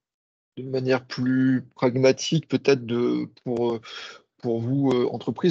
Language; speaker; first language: French; native; French